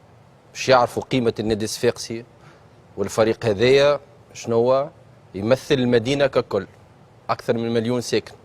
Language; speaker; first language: Arabic; native; Arabic